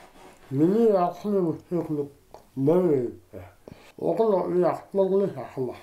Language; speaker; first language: Mongolian; non-native, learner; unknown